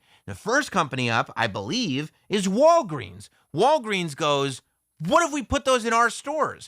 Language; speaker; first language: English; native; English